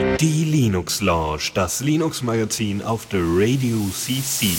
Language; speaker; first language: German; native; German